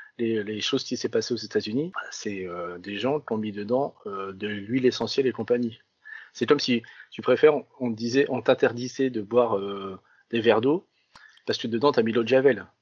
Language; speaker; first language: French; early bilingual, other home language; Vietnamese